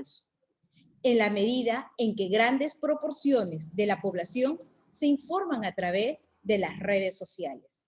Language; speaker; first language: Spanish; native; Spanish